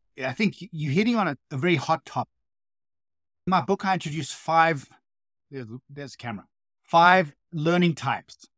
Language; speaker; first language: English; native; English